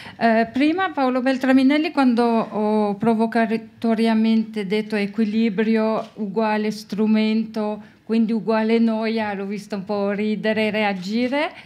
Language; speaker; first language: Italian; non-native, local second language; French